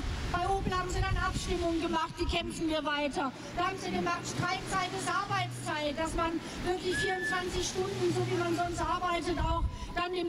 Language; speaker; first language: German; native; German